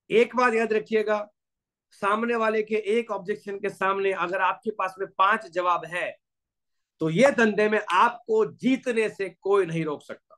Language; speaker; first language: Hindi; non-native, local second language; Gujarati